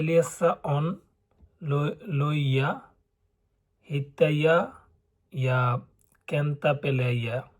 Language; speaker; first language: Finnish; non-native, learner; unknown